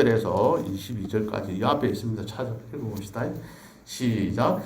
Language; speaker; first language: Korean; native; Korean